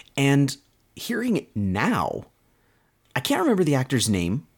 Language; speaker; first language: English; native; English